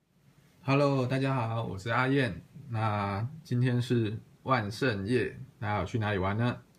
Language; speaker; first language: Chinese; native; Chinese